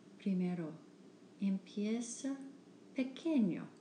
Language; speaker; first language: Spanish; non-native, fluent; English